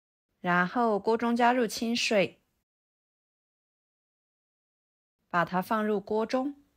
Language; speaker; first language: Chinese; native; Chinese